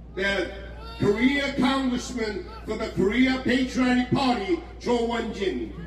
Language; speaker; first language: English; non-native, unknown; Korean